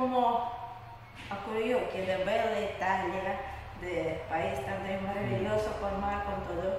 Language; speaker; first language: Spanish; non-native, learner; Russian